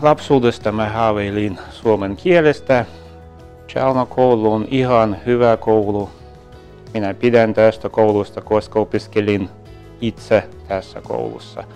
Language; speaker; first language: Finnish; non-native, local second language; Russian